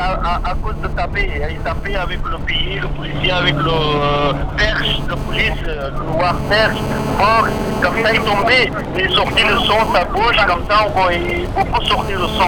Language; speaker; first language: French; non-native, learner; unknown